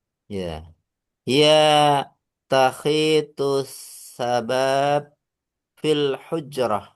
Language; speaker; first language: Arabic; non-native, learner; Indonesian